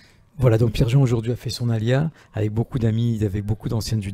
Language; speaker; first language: French; native; French